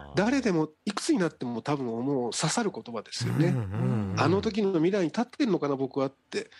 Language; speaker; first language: Japanese; native; Japanese